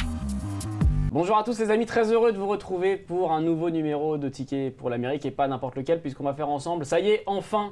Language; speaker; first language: French; native; French